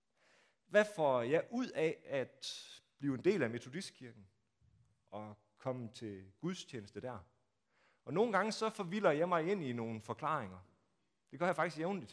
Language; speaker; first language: Danish; native; Danish